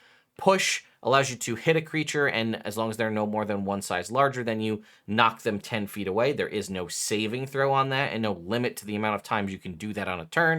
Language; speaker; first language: English; native; English